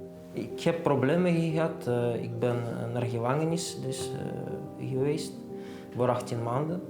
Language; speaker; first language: Dutch; non-native, fluent; Russian